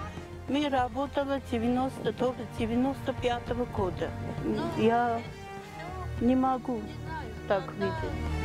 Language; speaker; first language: Russian; non-native, learner; Armenian